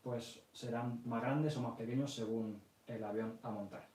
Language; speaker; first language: Spanish; early bilingual, other home language; English